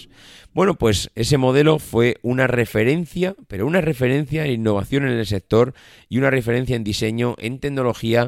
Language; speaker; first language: Spanish; native; Spanish